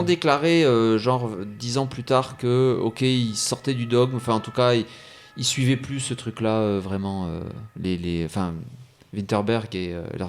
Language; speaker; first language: French; native; French